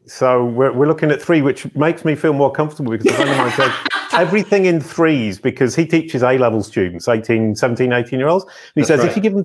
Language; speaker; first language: English; native; English